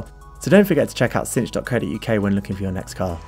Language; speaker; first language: English; native; English